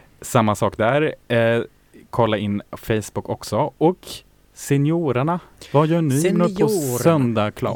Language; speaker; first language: Swedish; native; Swedish